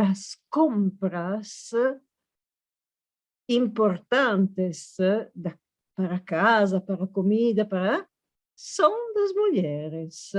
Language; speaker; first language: Portuguese; non-native, fluent; Italian